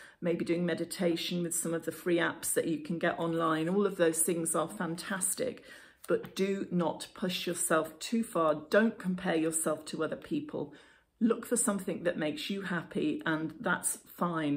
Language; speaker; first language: English; native; English